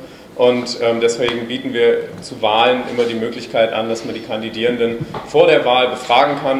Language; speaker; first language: German; native; German